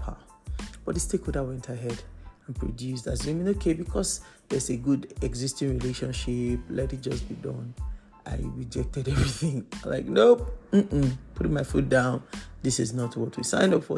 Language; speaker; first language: English; non-native, local second language; Yoruba